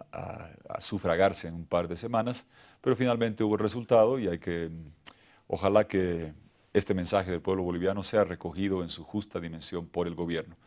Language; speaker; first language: Spanish; native; Spanish